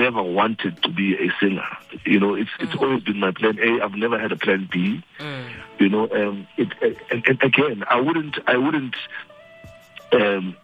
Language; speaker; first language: English; non-native, local second language; Xhosa